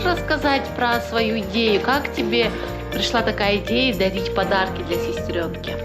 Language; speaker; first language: Russian; native; Russian